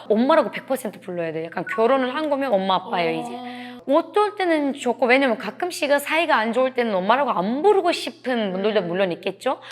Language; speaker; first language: Korean; non-native, fluent; Turkish